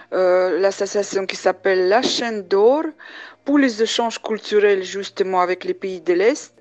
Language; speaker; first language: French; non-native, fluent; Uzbek